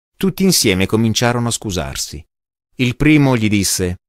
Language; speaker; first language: Italian; non-native, fluent; English